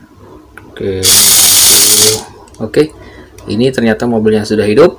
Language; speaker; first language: Indonesian; native; Indonesian